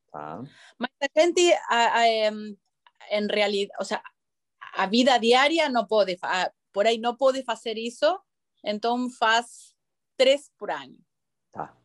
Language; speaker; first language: Portuguese; non-native, learner; Spanish